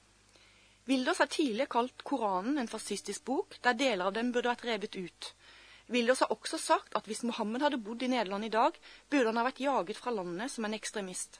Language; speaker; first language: Norwegian; native; Norwegian